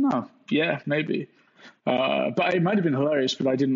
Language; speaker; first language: English; native; English